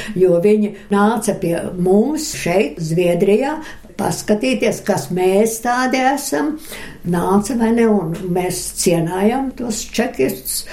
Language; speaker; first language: Latvian; early bilingual, other home language; Russian